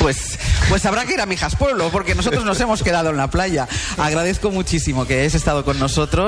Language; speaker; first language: Spanish; native; Spanish